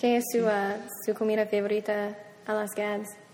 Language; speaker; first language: Spanish; non-native, learner; English